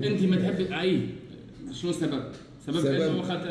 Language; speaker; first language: Arabic; native; Arabic